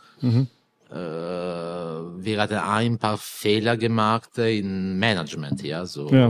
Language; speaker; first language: German; non-native, learner; Italian